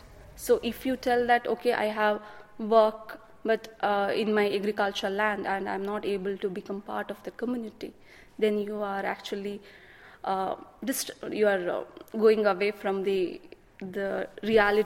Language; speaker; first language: English; non-native, local second language; Kannada